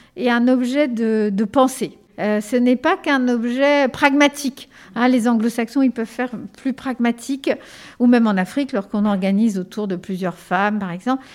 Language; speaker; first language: French; early bilingual, other home language; Spanish